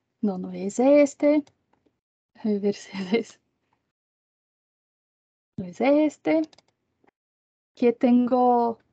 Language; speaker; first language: Spanish; non-native, learner; Portuguese